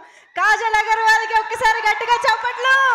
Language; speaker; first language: Telugu; native; Telugu